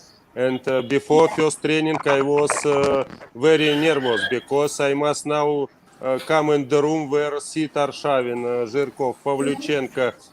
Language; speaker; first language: English; non-native, learner; Russian